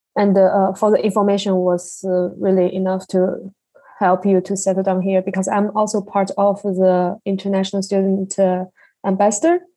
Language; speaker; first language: English; non-native, learner; Chinese